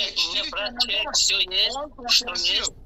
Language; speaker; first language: Russian; non-native, learner; Tajik